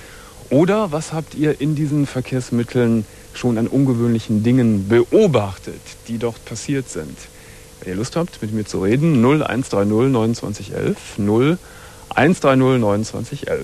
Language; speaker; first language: German; native; German